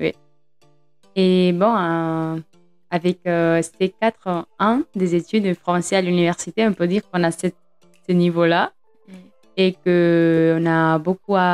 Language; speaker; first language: French; non-native, fluent; Spanish